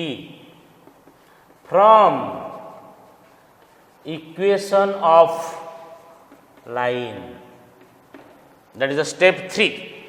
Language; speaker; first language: English; non-native, local second language; Odia